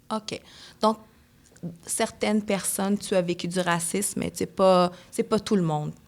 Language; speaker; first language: French; native; French